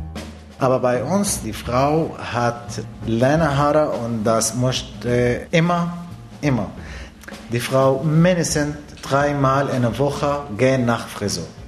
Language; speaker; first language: German; non-native, learner; Arabic